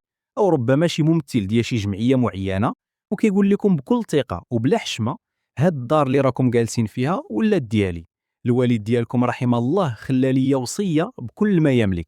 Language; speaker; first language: Arabic; native; Arabic